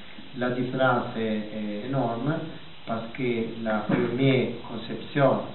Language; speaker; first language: French; non-native, fluent; Italian